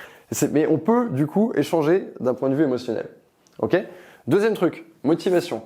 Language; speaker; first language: French; native; French